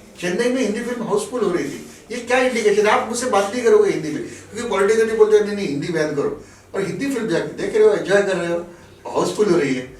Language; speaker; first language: Hindi; non-native, local second language; Marathi